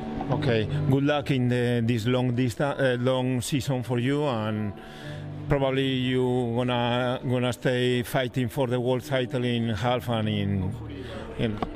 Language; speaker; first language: English; non-native, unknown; Spanish